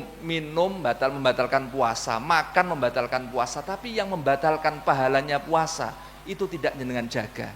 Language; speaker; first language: Indonesian; non-native, local second language; Javanese